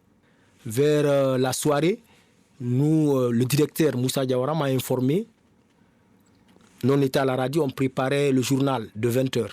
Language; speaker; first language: French; non-native, local second language; Mandingo